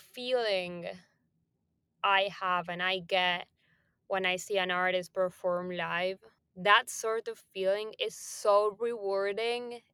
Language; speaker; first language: English; non-native, fluent; Spanish